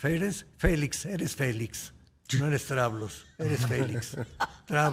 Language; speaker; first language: Spanish; native; Spanish